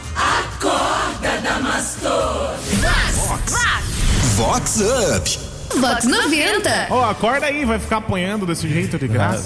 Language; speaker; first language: Portuguese; native; Portuguese